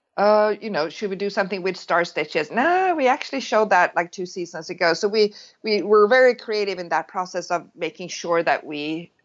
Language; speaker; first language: English; non-native, fluent; Swedish